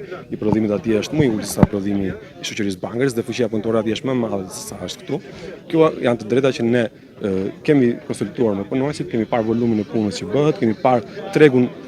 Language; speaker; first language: Albanian; native; Albanian